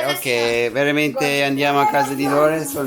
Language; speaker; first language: Italian; non-native, fluent; English